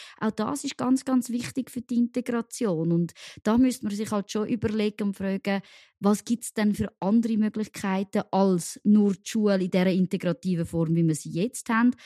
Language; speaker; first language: German; early bilingual, other home language; French